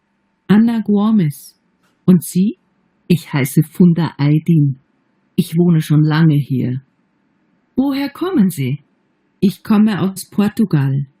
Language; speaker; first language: German; non-native, learner; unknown